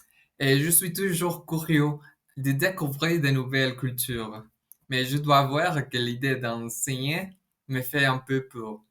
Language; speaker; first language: French; non-native, fluent; Spanish